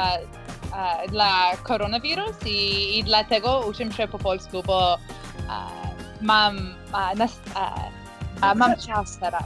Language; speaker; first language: Polish; early bilingual, heritage; Polish